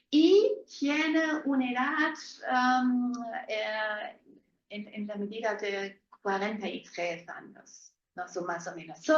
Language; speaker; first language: Spanish; non-native, fluent; German